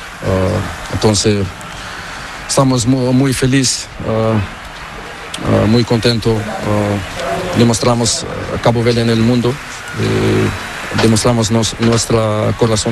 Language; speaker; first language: Spanish; non-native, learner; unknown